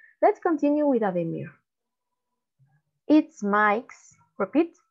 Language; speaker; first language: English; non-native, learner; Spanish